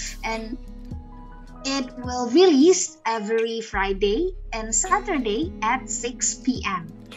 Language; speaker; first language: English; non-native, fluent; Indonesian